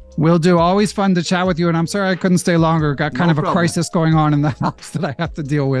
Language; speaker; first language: English; native; English